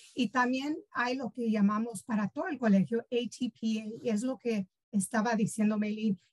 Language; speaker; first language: Spanish; early bilingual, heritage; Spanish